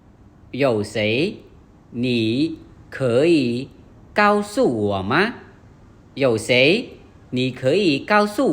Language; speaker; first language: Chinese; non-native, fluent; Khmer